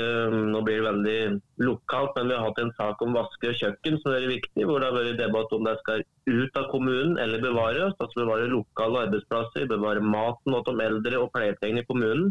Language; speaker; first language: Norwegian; native; Norwegian